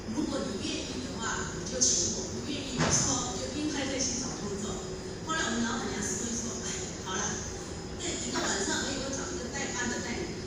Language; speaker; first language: Chinese; native; Chinese